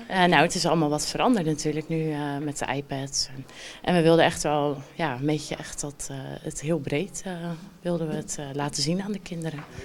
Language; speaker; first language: Dutch; native; Dutch